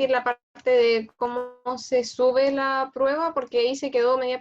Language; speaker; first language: Spanish; native; Spanish